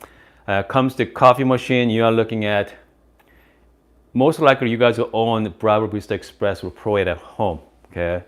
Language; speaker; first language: English; non-native, fluent; Korean